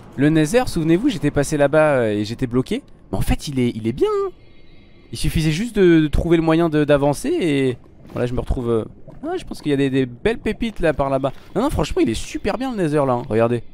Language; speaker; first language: French; native; French